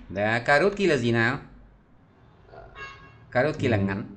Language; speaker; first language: Russian; non-native, fluent; Vietnamese